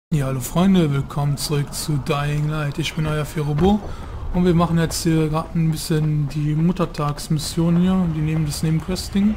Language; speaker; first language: German; native; German